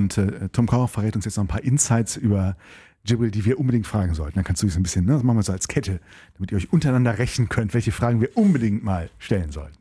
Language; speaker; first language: German; native; German